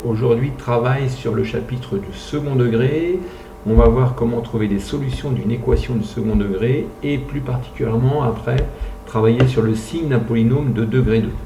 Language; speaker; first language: French; native; French